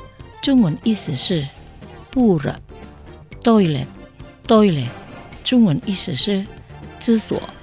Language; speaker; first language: Chinese; non-native, learner; Indonesian